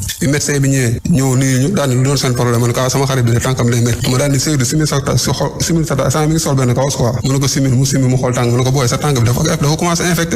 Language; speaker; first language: Wolof; native; Wolof